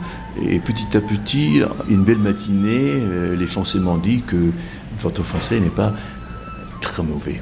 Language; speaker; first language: French; non-native, fluent; Bangla